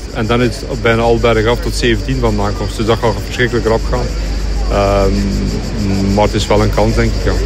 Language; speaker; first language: Dutch; native; Dutch